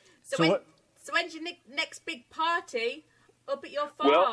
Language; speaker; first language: English; native; English